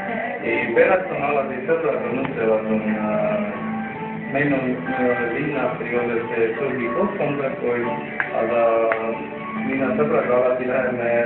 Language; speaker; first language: Estonian; non-native, learner; Armenian